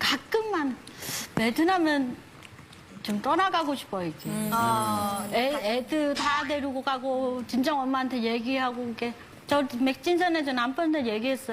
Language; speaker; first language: Korean; non-native, learner; Vietnamese